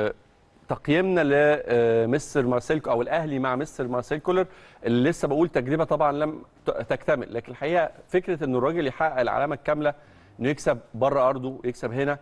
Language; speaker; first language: Arabic; native; Arabic